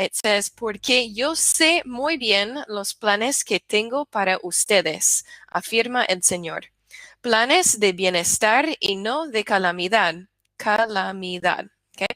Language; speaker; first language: Spanish; non-native, fluent; English